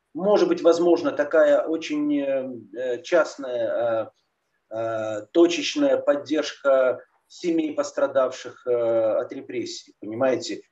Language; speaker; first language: Russian; native; Russian